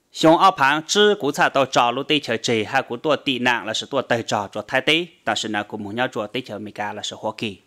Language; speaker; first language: Vietnamese; non-native, local second language; Hmong